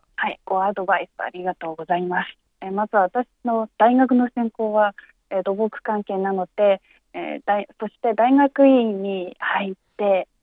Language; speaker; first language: Japanese; non-native, fluent; Chinese